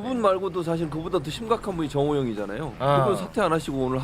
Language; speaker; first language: Korean; native; Korean